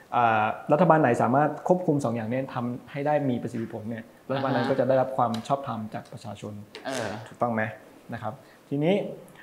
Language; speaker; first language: Thai; native; Thai